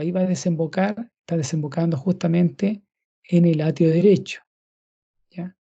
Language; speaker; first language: Spanish; native; Spanish